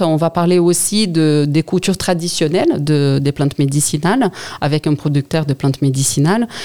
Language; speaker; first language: French; non-native, fluent; Portuguese